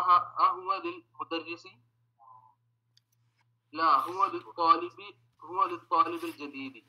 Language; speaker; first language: Arabic; non-native, learner; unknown